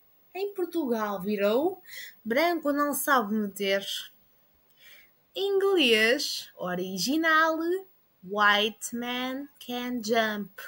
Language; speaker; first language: Portuguese; non-native, learner; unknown